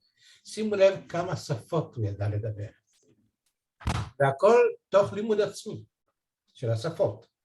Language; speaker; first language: Hebrew; early bilingual, other home language; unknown